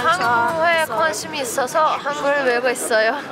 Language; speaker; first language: Korean; non-native, learner; Turkish